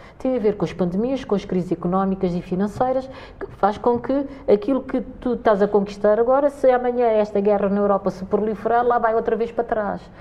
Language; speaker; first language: Portuguese; non-native, local second language; Kabuverdianu